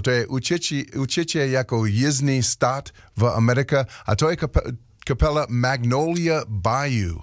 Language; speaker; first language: Czech; non-native, learner; English